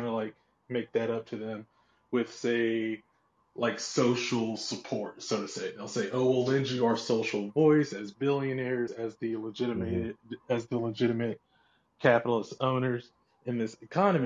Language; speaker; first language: English; native; English